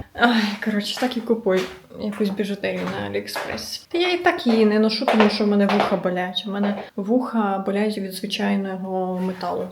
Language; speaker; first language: Ukrainian; native; Ukrainian